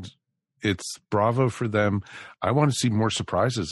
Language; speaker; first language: English; native; English